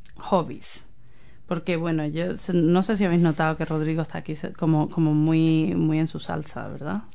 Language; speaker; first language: Spanish; native; Spanish